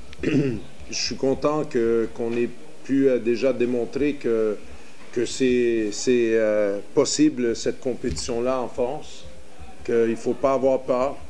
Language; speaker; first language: French; native; French